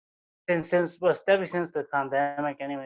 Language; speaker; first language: English; native; English